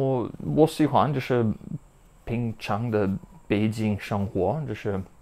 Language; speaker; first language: Chinese; non-native, learner; English